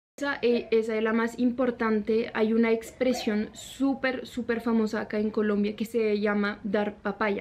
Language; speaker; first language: Spanish; non-native, fluent; French